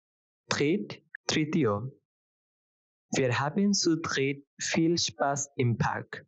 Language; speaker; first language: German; non-native, fluent; Bangla